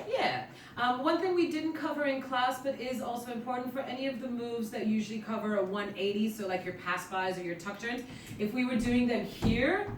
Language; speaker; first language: English; native; English